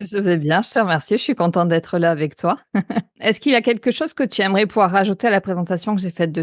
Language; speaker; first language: French; native; French